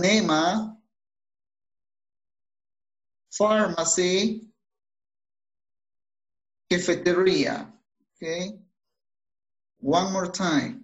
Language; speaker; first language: English; non-native, fluent; Spanish